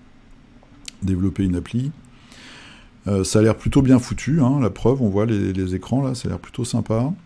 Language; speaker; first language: French; native; French